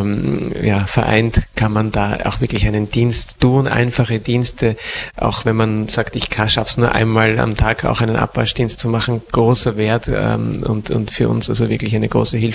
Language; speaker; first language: German; native; German